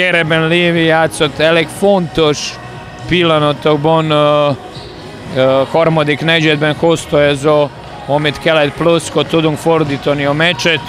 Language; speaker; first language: Hungarian; non-native, learner; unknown